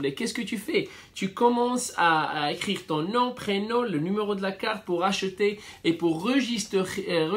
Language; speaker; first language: French; non-native, fluent; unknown